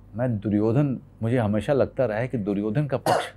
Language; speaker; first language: Hindi; native; Hindi